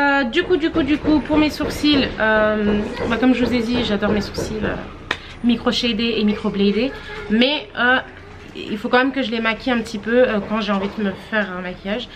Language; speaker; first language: French; native; French